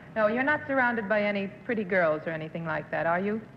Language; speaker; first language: English; native; English